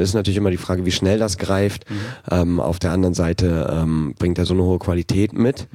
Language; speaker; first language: German; native; German